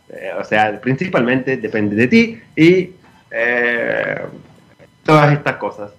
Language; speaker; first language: Spanish; non-native, fluent; Greek